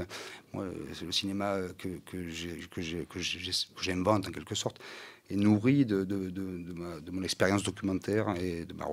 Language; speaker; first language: French; native; French